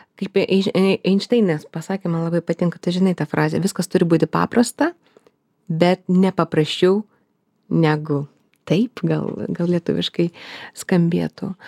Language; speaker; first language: Lithuanian; non-native, local second language; Russian